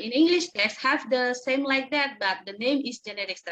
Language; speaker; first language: English; non-native, learner; Indonesian